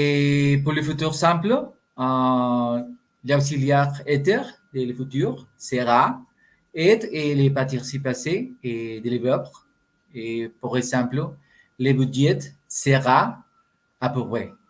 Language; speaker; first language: French; non-native, learner; Spanish